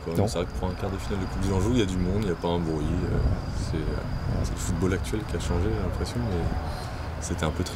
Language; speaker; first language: French; native; French